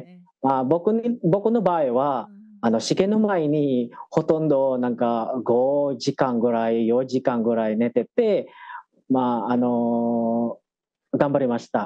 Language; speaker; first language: Japanese; non-native, fluent; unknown